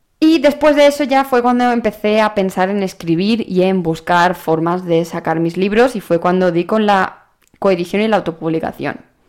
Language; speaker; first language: Spanish; native; Spanish